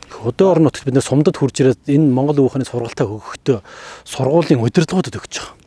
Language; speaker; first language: Mongolian; native; Mongolian